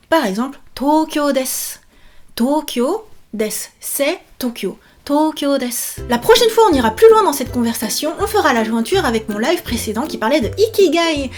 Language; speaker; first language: French; native; French